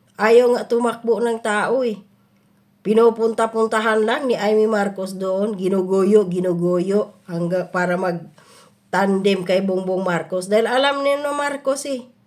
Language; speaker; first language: Filipino; native; Filipino